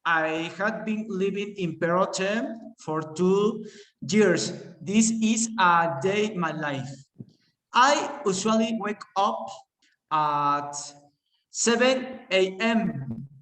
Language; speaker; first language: English; non-native, learner; Spanish